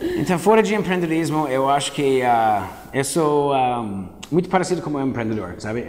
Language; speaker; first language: Portuguese; non-native, fluent; English